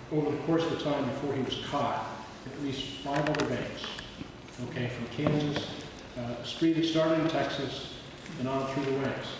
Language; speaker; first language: English; native; English